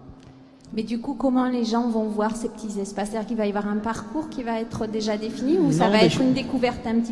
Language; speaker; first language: French; native; French